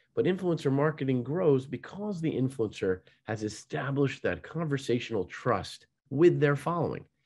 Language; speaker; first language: English; native; English